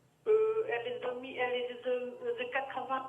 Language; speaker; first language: French; native; French